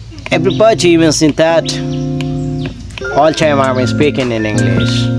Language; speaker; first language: English; non-native, learner; Bangla